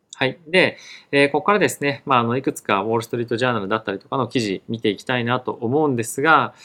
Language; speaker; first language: Japanese; native; Japanese